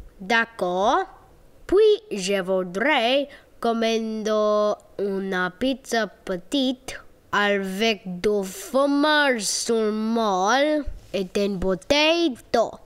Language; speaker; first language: French; non-native, learner; English